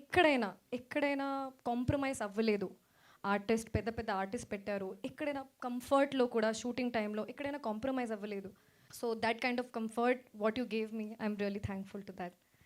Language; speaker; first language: Telugu; non-native, fluent; Hindi